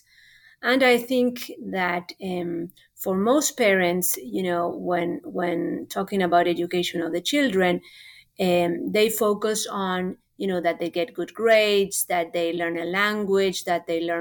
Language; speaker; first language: English; non-native, fluent; Spanish